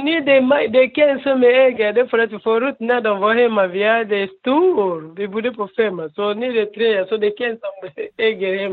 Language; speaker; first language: Swedish; non-native, learner; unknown